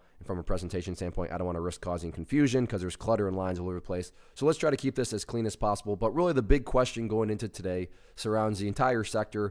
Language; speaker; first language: English; native; English